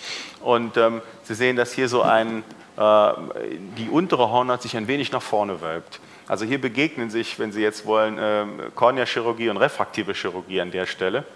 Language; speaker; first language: German; native; German